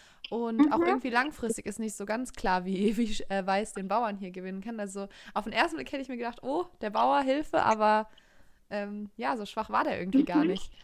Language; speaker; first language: German; native; German